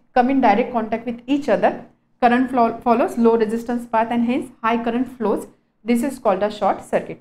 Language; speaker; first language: English; non-native, local second language; Marathi